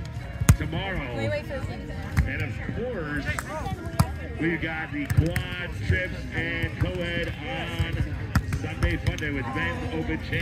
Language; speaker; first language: English; native; English